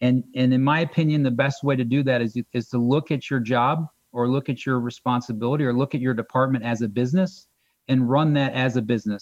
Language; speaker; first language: English; native; English